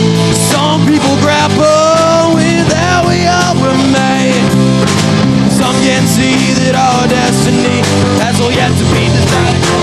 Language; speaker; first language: English; native; English